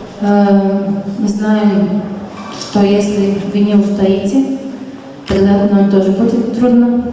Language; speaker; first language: Russian; non-native, local second language; Latvian